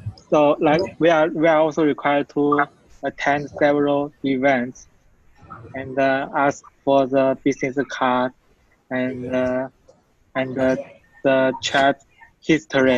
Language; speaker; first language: English; non-native, fluent; Chinese